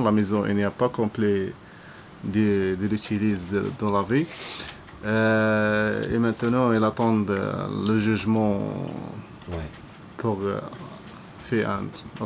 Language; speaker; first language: French; non-native, learner; Arabic